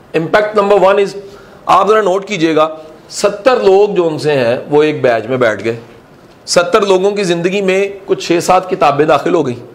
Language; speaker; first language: Urdu; non-native, local second language; Punjabi